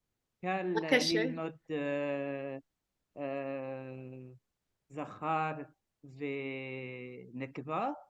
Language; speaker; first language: Hebrew; non-native, learner; French